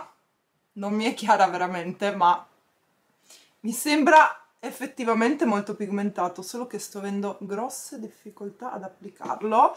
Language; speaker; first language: Italian; native; Italian